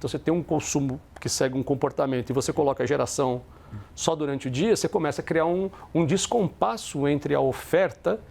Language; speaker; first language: Portuguese; native; Portuguese